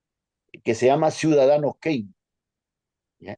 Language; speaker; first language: Spanish; native; Spanish